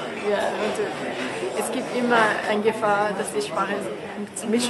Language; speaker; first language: German; non-native, fluent; Japanese